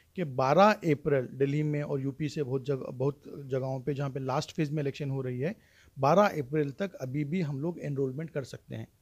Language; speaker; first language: Hindi; non-native, local second language; Urdu